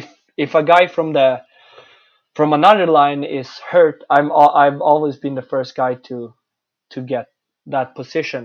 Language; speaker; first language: English; non-native, fluent; Swedish